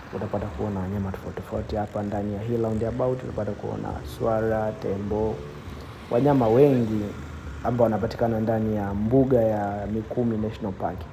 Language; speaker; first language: Swahili; native; Swahili